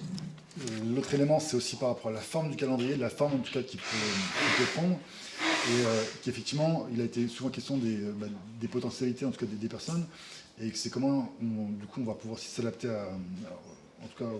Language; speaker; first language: French; native; French